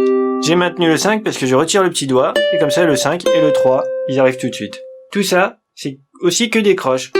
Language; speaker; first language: French; native; French